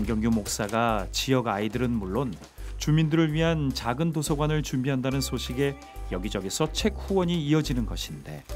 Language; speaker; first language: Korean; native; Korean